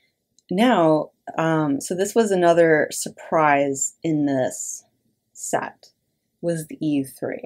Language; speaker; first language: English; native; English